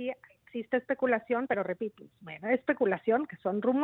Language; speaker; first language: Spanish; native; Spanish